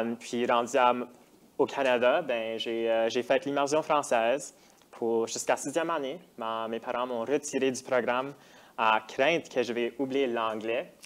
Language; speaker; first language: French; early bilingual, other home language; Tamil